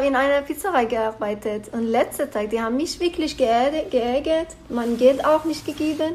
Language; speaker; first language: German; non-native, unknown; Persian